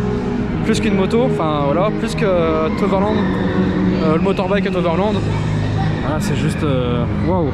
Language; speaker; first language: French; native; French